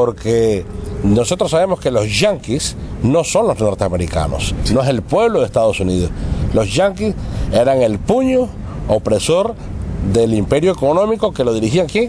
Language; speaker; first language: Spanish; native; Spanish